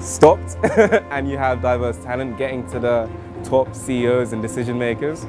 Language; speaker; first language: English; native; English